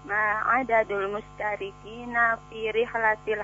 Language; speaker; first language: Arabic; non-native, learner; Indonesian